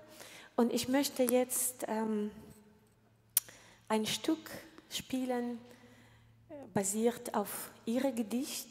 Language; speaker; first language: German; non-native, fluent; Ukrainian